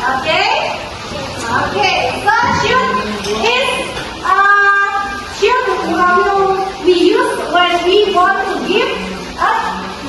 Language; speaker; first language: English; non-native, fluent; Indonesian